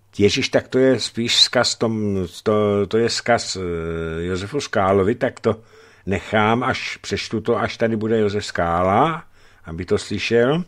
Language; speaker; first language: Czech; native; Czech